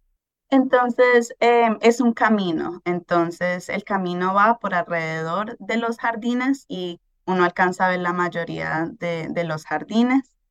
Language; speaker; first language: Spanish; early bilingual, heritage; Spanish